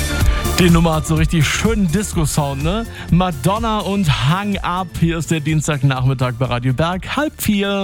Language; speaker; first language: German; native; German